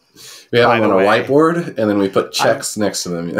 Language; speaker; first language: English; native; English